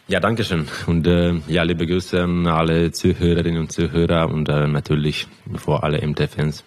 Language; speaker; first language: German; non-native, fluent; Croatian